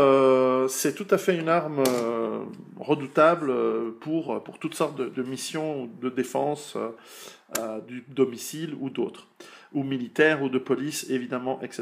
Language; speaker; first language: French; native; French